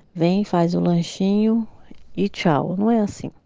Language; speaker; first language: Portuguese; native; Portuguese